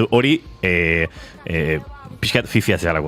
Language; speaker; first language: Basque; native; Basque